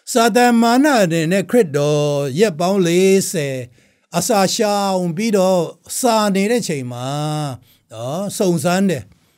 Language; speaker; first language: Burmese; non-native, local second language; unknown